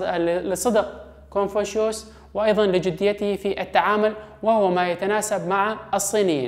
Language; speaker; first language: Arabic; non-native, local second language; Kurdish